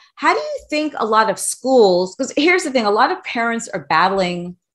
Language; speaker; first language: English; native; English